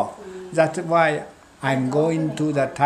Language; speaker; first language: English; non-native, learner; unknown